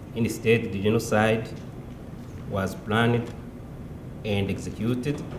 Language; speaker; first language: English; non-native, local second language; Kinyarwanda